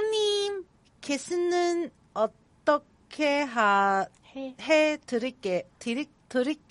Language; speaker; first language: Korean; non-native, learner; Cantonese